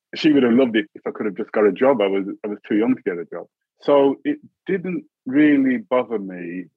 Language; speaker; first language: English; native; English